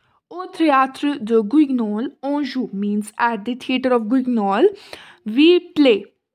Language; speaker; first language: English; non-native, local second language; Hindi